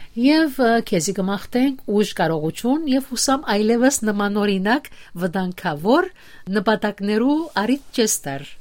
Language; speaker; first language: Armenian; early bilingual, heritage; Armenian